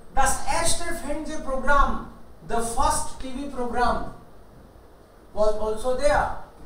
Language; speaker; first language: English; non-native, local second language; Hindi